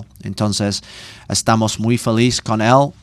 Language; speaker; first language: Spanish; non-native, learner; English